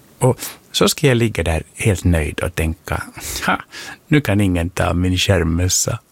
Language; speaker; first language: Swedish; native; Swedish